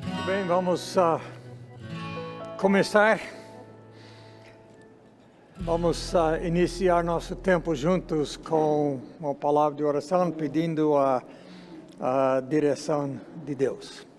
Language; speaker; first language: Portuguese; non-native, fluent; English